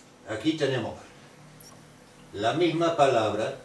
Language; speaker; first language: Spanish; non-native, fluent; German